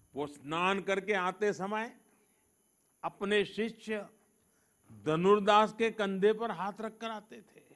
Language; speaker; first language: Hindi; non-native, local second language; Gujarati